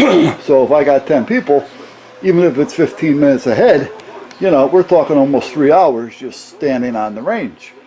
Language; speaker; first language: English; native; English